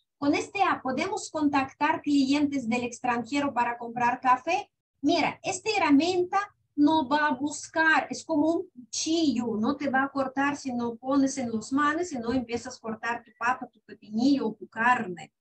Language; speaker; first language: Spanish; non-native, fluent; Russian